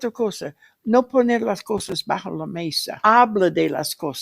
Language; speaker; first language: Spanish; non-native, fluent; English